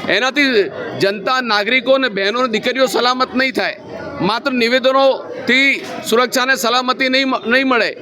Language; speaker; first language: Gujarati; native; Gujarati